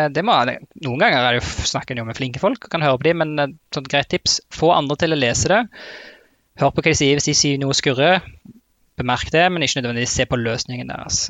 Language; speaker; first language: Norwegian; native; Norwegian